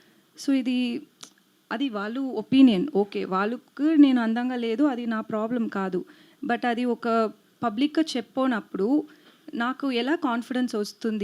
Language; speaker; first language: Telugu; non-native, learner; Tamil